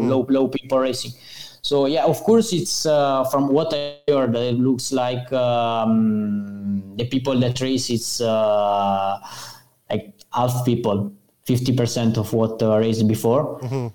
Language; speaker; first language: English; non-native, learner; Italian